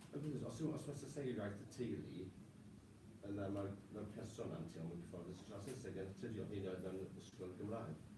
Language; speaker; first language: Welsh; non-native, local second language; English